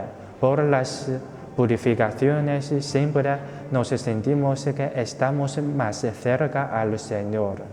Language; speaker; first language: Spanish; non-native, fluent; Chinese